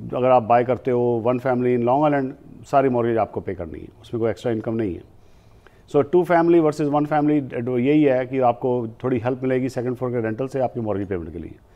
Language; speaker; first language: Hindi; native; Hindi